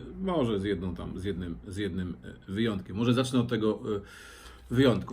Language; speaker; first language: Polish; native; Polish